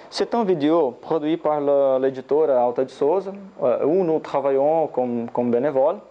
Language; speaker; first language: French; non-native, learner; Portuguese